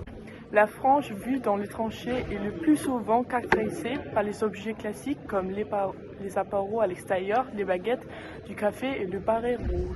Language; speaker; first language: French; non-native, learner; Danish